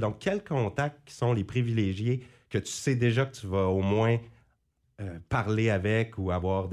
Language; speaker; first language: French; native; French